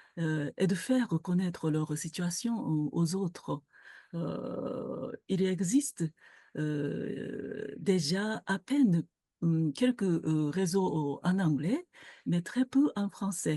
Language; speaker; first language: French; non-native, fluent; Japanese